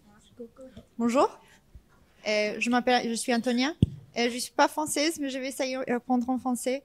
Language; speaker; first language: French; non-native, fluent; English